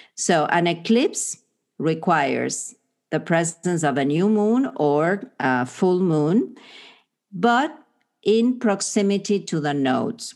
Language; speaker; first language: English; non-native, fluent; Spanish